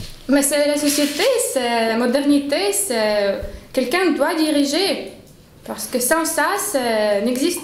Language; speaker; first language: French; non-native, learner; Spanish